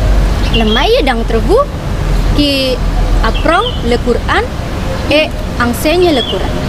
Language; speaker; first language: French; non-native, fluent; Indonesian